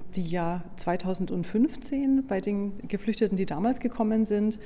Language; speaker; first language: German; native; German